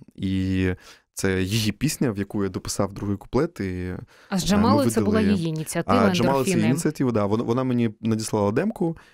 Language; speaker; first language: Ukrainian; native; Ukrainian